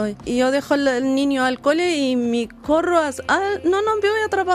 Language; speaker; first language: Spanish; non-native, learner; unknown